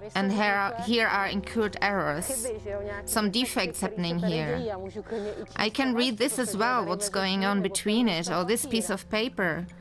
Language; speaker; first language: English; non-native, fluent; Czech